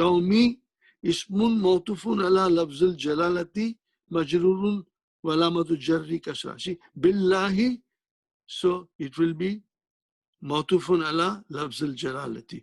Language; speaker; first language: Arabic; non-native, fluent; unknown